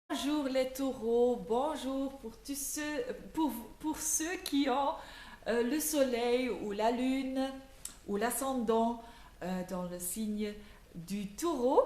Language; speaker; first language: French; non-native, learner; Dutch